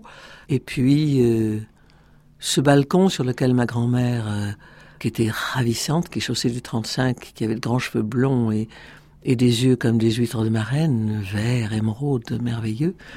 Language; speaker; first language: French; native; French